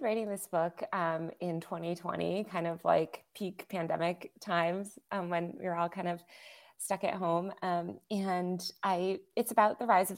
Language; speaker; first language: English; native; English